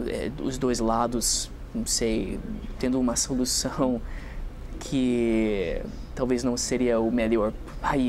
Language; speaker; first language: Portuguese; non-native, fluent; English